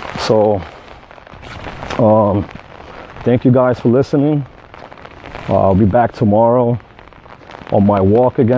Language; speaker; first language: English; native; English